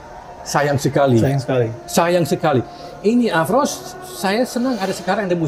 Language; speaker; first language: Indonesian; non-native, fluent; Dutch